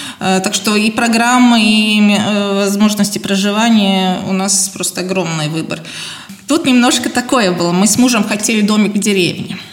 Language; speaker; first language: Russian; non-native, local second language; Latvian